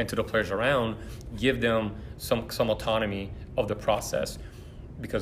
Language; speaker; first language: English; early bilingual, other home language; Portuguese